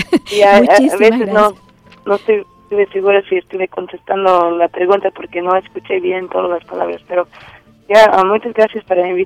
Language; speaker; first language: Spanish; non-native, learner; English